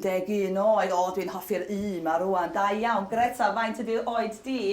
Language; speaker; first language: Welsh; native; Welsh